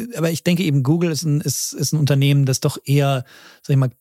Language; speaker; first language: German; native; German